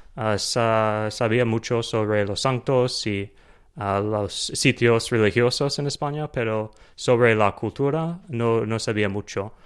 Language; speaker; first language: Spanish; non-native, learner; English